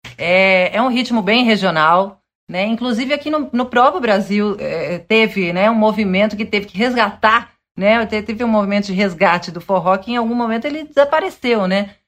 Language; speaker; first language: Portuguese; early bilingual, other home language; Spanish